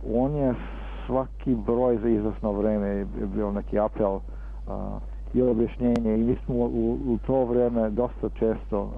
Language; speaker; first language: Serbian; early bilingual, heritage; Serbian